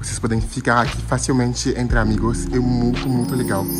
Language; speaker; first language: Portuguese; non-native, fluent; French